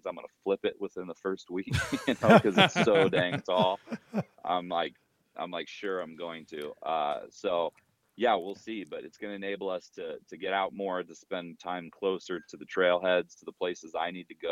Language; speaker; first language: English; native; English